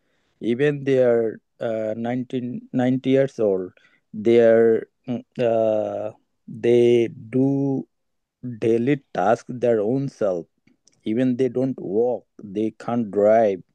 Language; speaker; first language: English; non-native, learner; Bangla